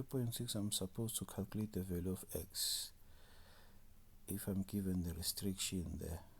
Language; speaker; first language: English; non-native, local second language; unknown